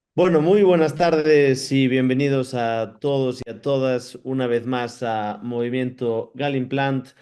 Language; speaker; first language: Spanish; native; Spanish